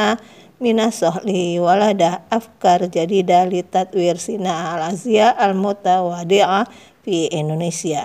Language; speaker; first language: Arabic; non-native, learner; Indonesian